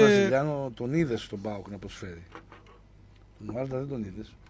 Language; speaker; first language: Greek; native; Greek